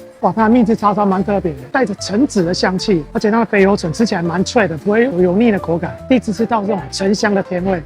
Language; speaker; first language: Chinese; native; Chinese